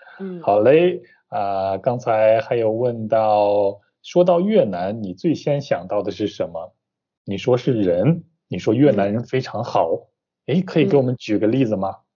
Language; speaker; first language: Chinese; native; Chinese